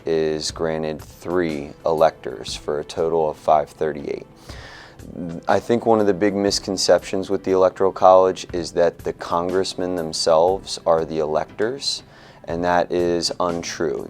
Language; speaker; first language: English; native; English